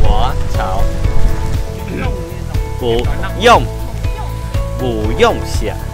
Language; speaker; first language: Chinese; non-native, learner; Vietnamese